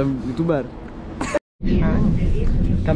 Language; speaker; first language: Czech; native; Czech